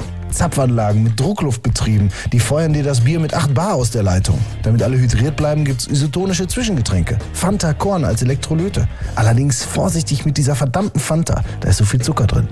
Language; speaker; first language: German; native; German